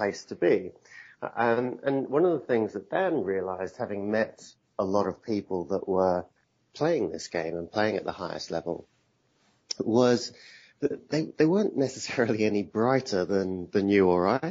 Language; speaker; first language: English; native; English